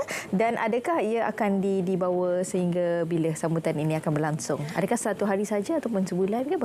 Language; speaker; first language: Malay; native; Malay